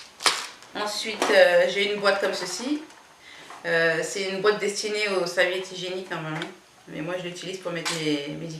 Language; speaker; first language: French; native; French